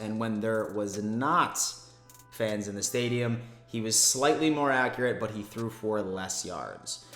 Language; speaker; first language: English; native; English